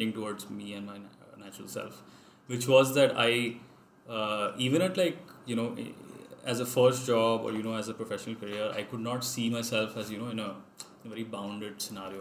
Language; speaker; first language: English; non-native, local second language; Hindi